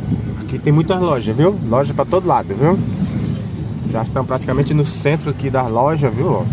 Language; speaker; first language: Portuguese; native; Portuguese